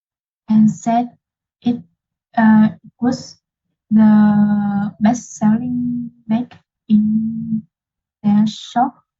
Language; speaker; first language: English; non-native, learner; Vietnamese